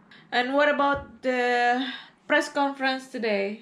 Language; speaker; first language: English; non-native, learner; Indonesian